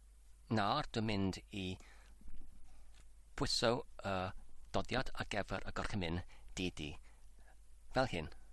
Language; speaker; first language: Welsh; non-native, learner; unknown